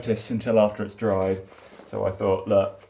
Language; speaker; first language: English; native; English